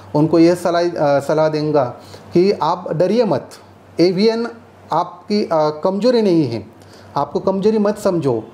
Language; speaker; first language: Hindi; non-native, local second language; Marathi